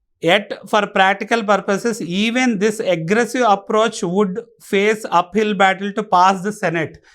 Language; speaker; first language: English; non-native, local second language; Telugu